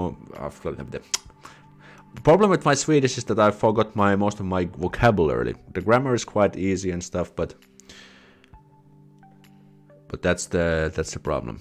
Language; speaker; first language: English; non-native, fluent; Finnish